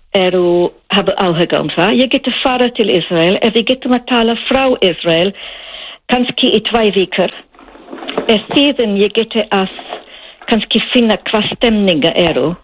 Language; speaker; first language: Icelandic; non-native, learner; Hebrew